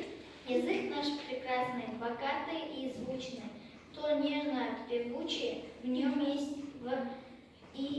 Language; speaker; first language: Russian; non-native, local second language; Kazakh